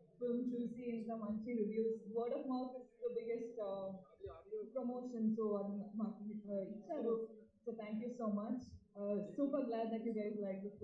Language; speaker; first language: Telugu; non-native, fluent; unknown